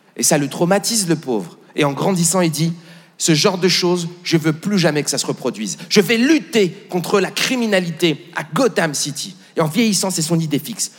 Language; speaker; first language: French; native; French